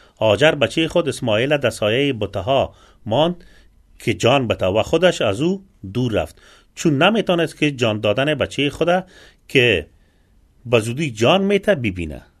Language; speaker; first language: Persian; native; Persian